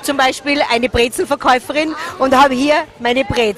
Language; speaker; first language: German; native; German